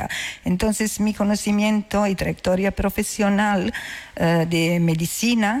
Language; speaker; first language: Spanish; non-native, learner; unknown